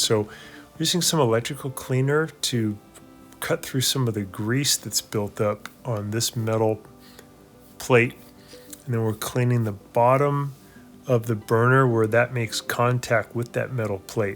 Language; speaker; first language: English; native; English